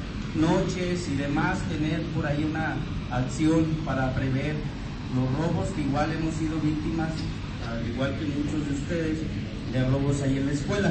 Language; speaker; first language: Spanish; native; Spanish